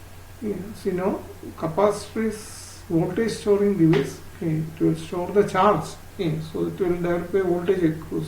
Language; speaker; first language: English; non-native, local second language; Malayalam